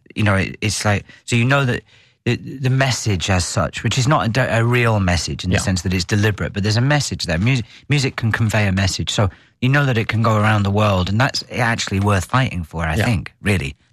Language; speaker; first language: English; native; English